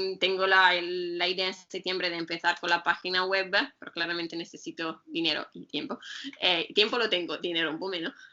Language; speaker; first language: Spanish; non-native, fluent; Italian